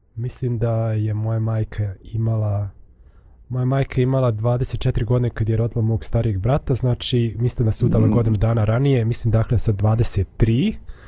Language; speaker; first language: Bosnian; native; Bosnian